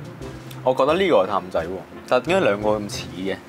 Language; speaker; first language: Chinese; native; Chinese